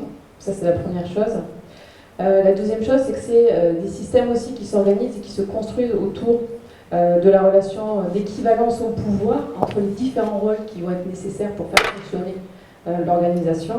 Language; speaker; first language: French; native; French